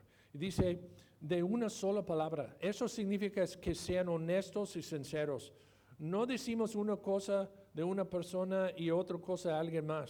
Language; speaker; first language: Spanish; non-native, fluent; English